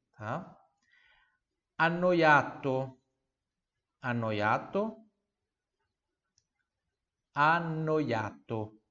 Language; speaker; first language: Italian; non-native, fluent; Portuguese